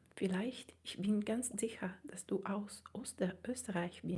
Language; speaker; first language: German; non-native, learner; Italian